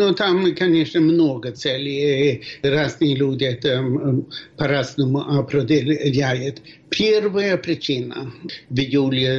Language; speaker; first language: Russian; non-native, fluent; Swedish